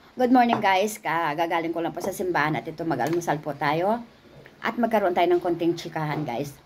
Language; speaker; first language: Filipino; non-native, local second language; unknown